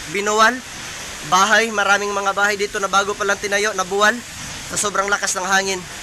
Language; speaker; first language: Filipino; non-native, local second language; Masbatenyo